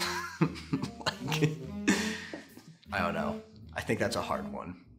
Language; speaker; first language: English; native; English